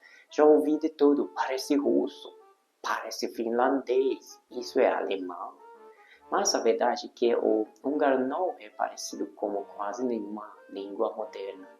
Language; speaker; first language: Portuguese; non-native, fluent; Hungarian